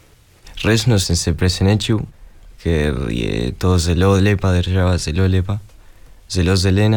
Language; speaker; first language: Slovenian; early bilingual, heritage; Spanish